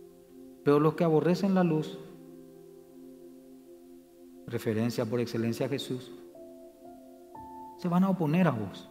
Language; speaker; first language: Spanish; native; Spanish